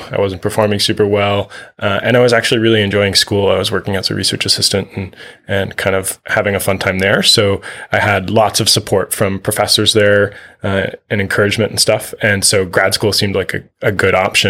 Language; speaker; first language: English; native; English